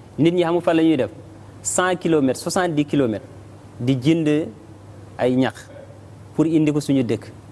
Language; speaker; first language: Wolof; native; Wolof